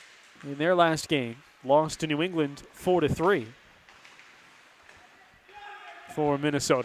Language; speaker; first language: English; native; English